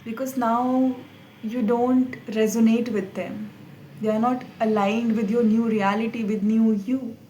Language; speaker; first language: English; non-native, local second language; Hindi